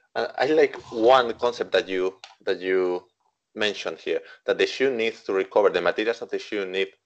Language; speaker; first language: English; non-native, fluent; Spanish